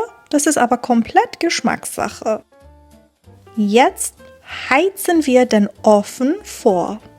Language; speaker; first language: German; non-native, fluent; Persian